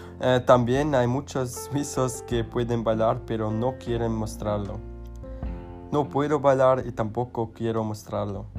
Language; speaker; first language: Spanish; non-native, learner; German